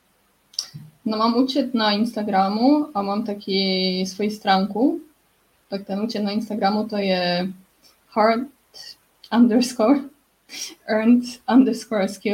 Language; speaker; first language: Czech; non-native, learner; Polish